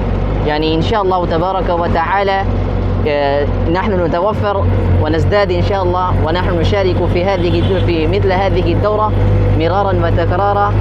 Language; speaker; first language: Arabic; non-native, learner; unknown